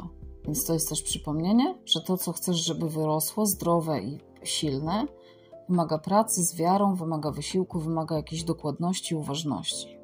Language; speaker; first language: Polish; native; Polish